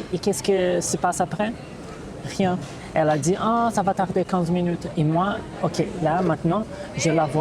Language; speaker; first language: French; non-native, fluent; Portuguese